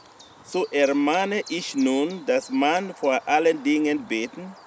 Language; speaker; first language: German; non-native, learner; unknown